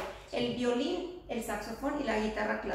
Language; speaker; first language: Spanish; native; Spanish